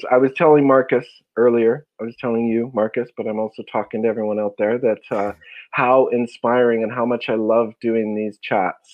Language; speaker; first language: English; native; English